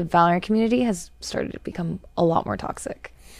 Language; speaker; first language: English; non-native, fluent; Japanese